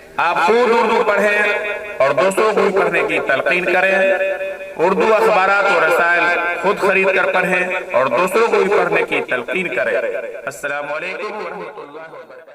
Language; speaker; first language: Urdu; native; Urdu